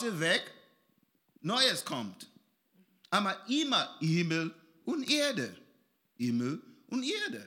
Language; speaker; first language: German; non-native, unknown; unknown